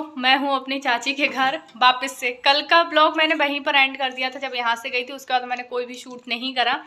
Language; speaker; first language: Hindi; native; Hindi